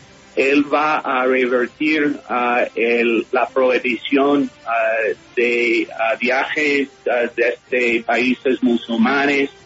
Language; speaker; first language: Spanish; non-native, fluent; English